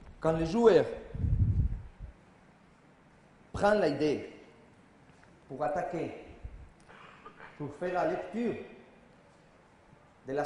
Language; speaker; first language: French; non-native, learner; Spanish